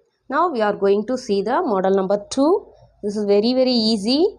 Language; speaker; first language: English; non-native, local second language; Tamil